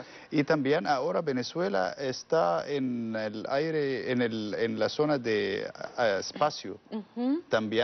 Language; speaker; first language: Spanish; non-native, learner; Arabic